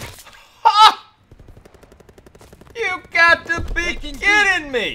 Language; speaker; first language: English; native; English